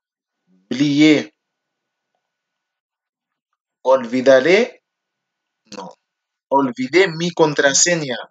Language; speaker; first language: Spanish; non-native, learner; Haitian Creole